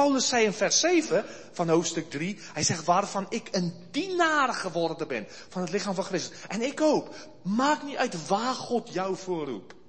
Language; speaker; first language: Dutch; early bilingual, heritage; Dutch